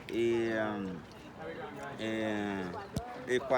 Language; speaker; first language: Spanish; non-native, learner; Haitian Creole